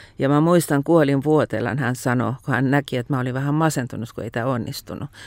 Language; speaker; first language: Finnish; non-native, fluent; Persian